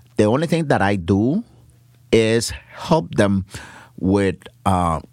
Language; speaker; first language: English; non-native, fluent; Spanish